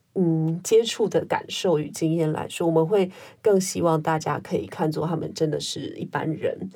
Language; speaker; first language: Chinese; non-native, local second language; Min Nan Chinese